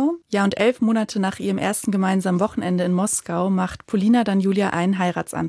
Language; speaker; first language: German; native; German